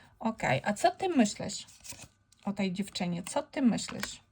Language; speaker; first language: Polish; non-native, fluent; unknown